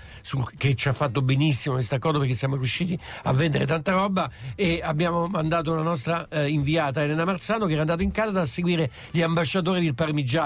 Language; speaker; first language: Italian; native; Italian